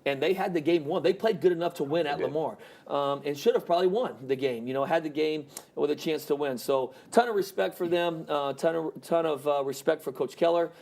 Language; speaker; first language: English; native; English